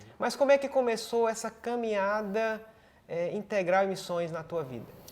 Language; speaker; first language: Portuguese; native; Portuguese